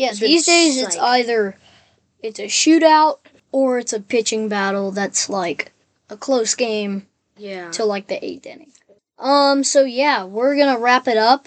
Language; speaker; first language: English; native; English